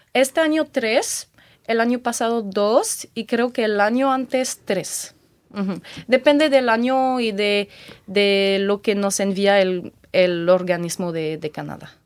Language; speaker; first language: Spanish; non-native, fluent; French